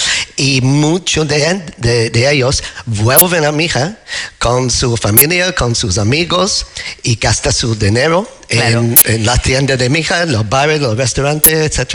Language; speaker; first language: Spanish; non-native, learner; English